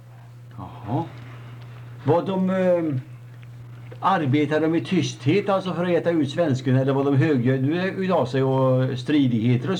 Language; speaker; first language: Swedish; native; Swedish